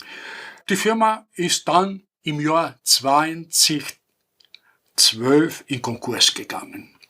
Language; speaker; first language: German; non-native, fluent; Greek